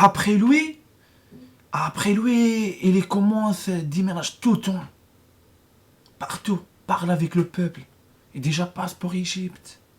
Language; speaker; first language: French; non-native, learner; Arabic